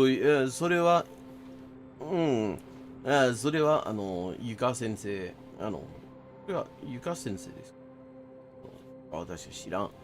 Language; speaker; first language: Japanese; non-native, fluent; English